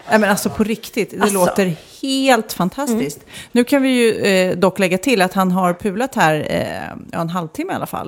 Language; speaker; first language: Swedish; native; Swedish